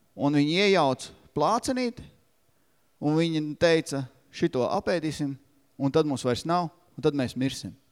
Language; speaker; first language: Latvian; native; Latvian